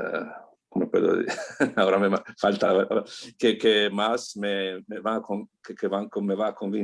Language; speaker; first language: Spanish; non-native, learner; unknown